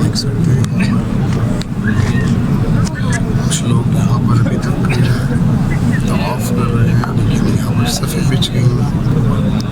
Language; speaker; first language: Urdu; native; Urdu